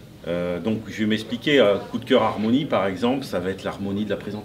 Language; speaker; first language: French; native; French